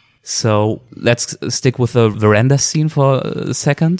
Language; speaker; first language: English; non-native, fluent; German